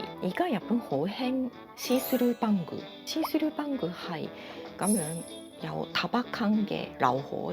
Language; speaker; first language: Cantonese; non-native, fluent; Japanese